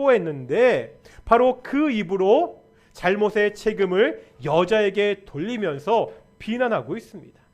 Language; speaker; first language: Korean; native; Korean